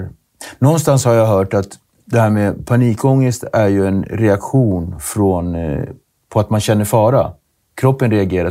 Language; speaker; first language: Swedish; native; Swedish